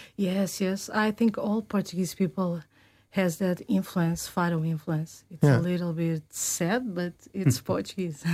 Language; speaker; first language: English; non-native, learner; Portuguese